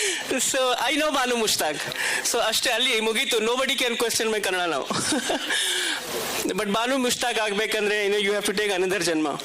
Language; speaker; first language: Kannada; non-native, local second language; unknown